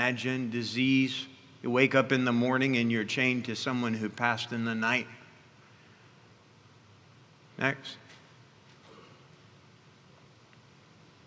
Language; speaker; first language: English; native; English